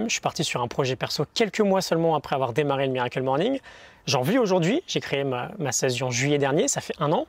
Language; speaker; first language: French; native; French